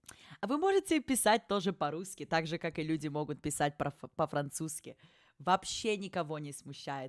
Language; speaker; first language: Russian; early bilingual, heritage; Russian